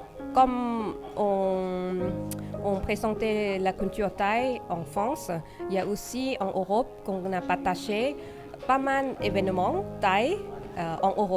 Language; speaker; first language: French; non-native, fluent; Thai